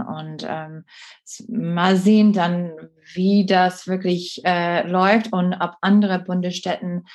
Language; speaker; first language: German; non-native, learner; English